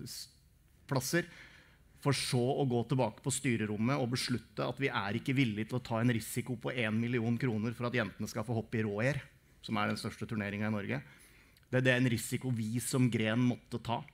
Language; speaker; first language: Norwegian; native; Norwegian